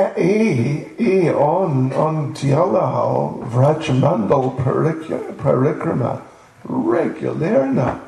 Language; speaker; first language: Russian; non-native, learner; English